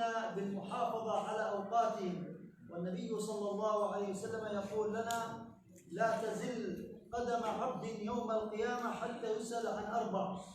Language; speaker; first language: Arabic; native; Arabic